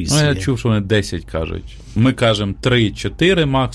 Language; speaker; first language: Polish; non-native, learner; Ukrainian